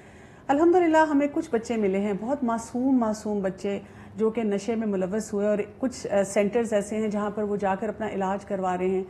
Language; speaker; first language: Hindi; native; Hindi